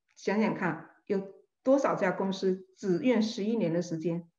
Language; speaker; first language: Chinese; native; Chinese